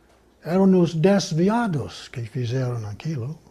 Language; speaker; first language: Portuguese; non-native, fluent; English